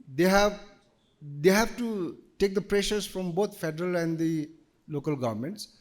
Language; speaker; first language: English; non-native, local second language; Nepali